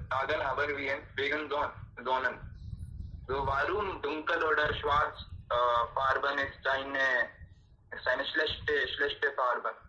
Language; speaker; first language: German; non-native, learner; Hindi